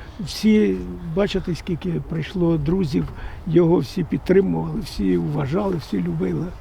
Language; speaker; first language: Ukrainian; non-native, local second language; Russian